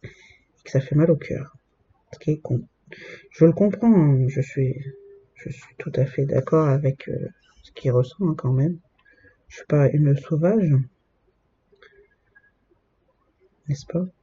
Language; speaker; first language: French; native; French